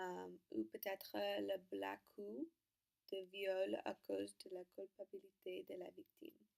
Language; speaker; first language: French; non-native, learner; English